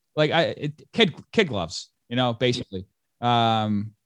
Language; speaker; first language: English; early bilingual, other home language; Portuguese